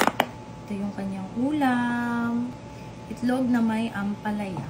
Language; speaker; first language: Filipino; native; Filipino